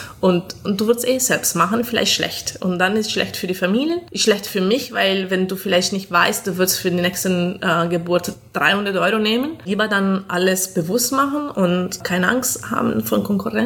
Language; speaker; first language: German; non-native, fluent; Italian